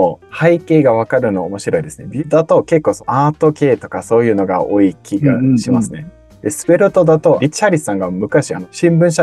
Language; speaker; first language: Japanese; native; Japanese